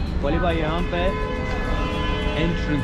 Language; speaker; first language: Hindi; non-native, learner; Turkish